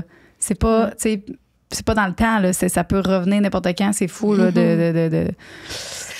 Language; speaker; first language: French; native; French